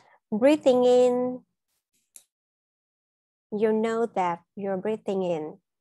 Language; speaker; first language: English; non-native, fluent; Vietnamese